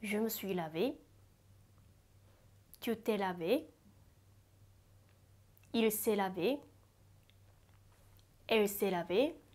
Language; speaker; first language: French; non-native, fluent; Japanese